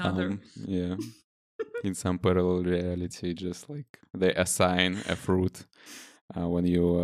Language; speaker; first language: English; non-native, fluent; Russian